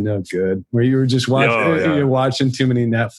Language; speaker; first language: English; native; English